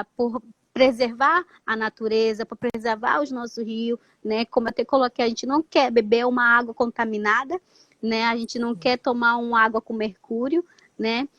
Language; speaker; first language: Portuguese; non-native, local second language; Ticuna